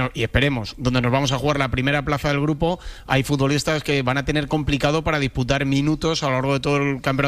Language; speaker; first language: Spanish; native; Spanish